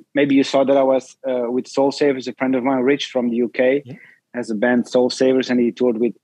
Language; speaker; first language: English; non-native, fluent; Dutch